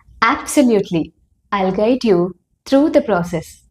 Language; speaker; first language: English; non-native, local second language; Telugu